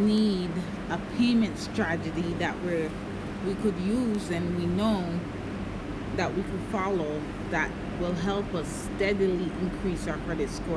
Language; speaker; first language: English; native; English